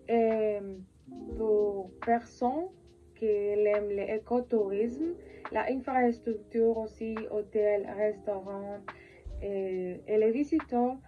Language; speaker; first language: French; non-native, learner; Spanish